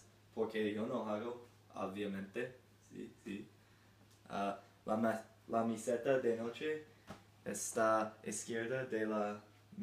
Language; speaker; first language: Spanish; non-native, learner; English